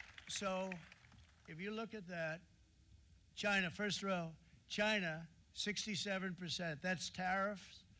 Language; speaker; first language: English; native; English